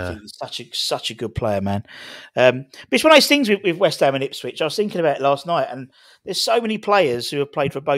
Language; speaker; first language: English; native; English